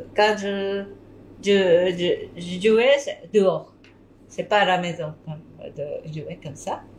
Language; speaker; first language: French; non-native, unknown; Japanese